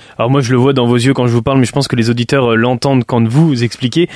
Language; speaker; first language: French; native; French